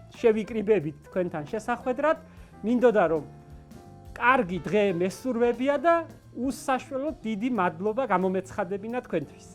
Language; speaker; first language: Georgian; native; Georgian